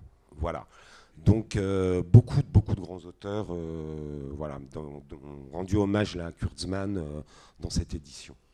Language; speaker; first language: French; native; French